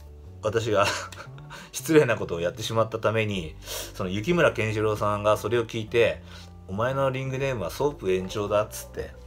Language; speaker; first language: Japanese; native; Japanese